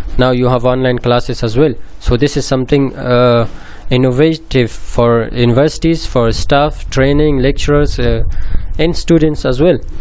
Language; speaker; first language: English; non-native, fluent; Persian